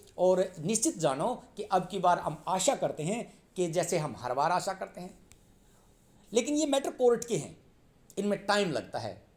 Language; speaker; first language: Hindi; native; Hindi